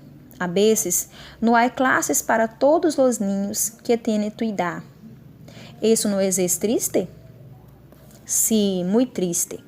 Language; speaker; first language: Spanish; non-native, fluent; Portuguese